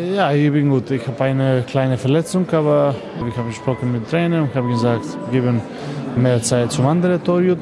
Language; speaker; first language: German; non-native, learner; Macedonian